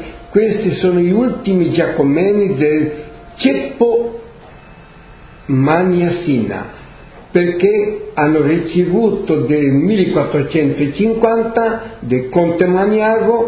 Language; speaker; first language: Italian; early bilingual, heritage; Portuguese